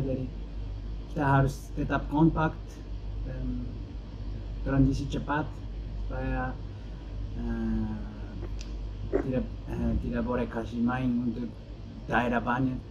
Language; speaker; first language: Indonesian; non-native, learner; Japanese